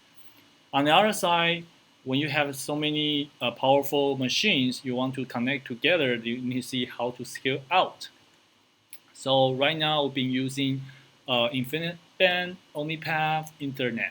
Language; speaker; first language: English; non-native, fluent; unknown